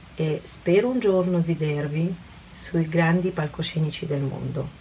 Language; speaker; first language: Italian; non-native, fluent; Russian